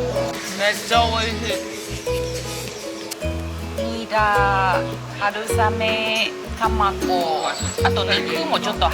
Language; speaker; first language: Japanese; non-native, fluent; Chinese